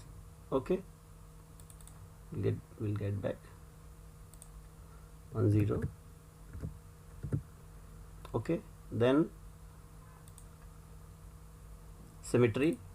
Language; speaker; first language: English; non-native, local second language; Hindi